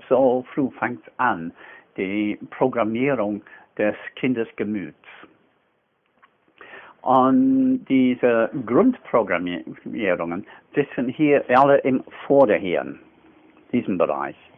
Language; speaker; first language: German; non-native, fluent; English